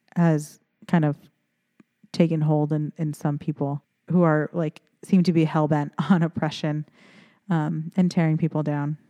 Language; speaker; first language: English; early bilingual, other home language; Filipino